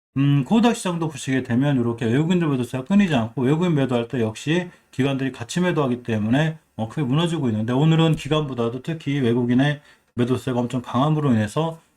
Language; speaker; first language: Korean; native; Korean